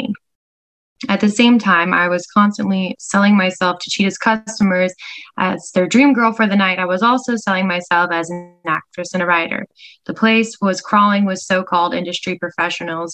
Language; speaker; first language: English; native; English